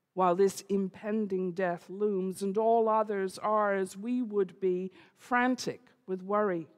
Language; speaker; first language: English; native; English